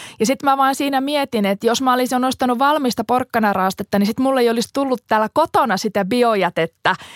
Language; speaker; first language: Finnish; native; Finnish